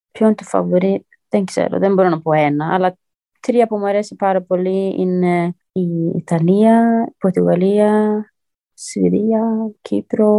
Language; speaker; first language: Greek; early bilingual, heritage; Greek